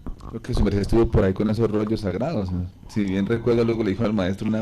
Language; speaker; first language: Spanish; native; Spanish